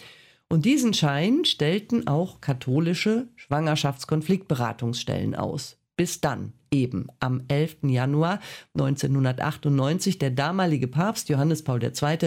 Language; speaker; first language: German; native; German